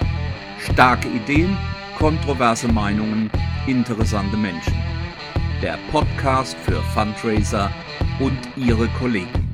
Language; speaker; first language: German; native; German